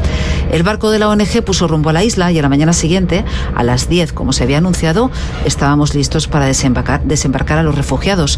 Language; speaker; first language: Spanish; native; Spanish